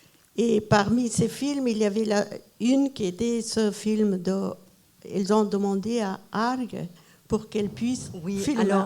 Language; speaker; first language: French; non-native, fluent; Persian